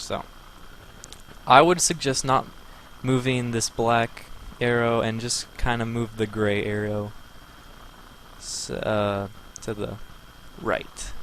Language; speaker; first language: English; native; English